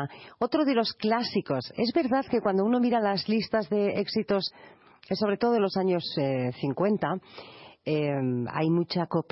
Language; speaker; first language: Spanish; native; Spanish